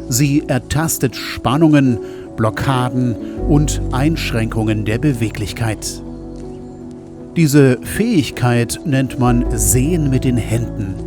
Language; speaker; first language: German; native; German